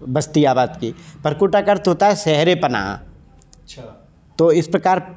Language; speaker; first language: Hindi; native; Hindi